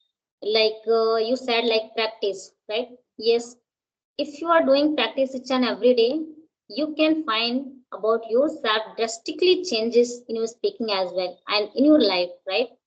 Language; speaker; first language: English; non-native, local second language; Hindi